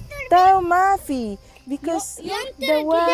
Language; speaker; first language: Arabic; non-native, learner; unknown